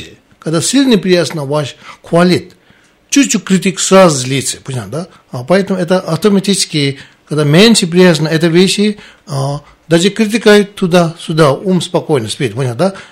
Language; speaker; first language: Russian; non-native, learner; Tibetan